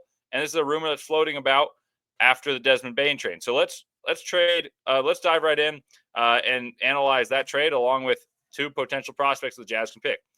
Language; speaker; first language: English; native; English